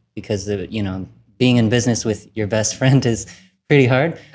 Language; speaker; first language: English; early bilingual, other home language; Vietnamese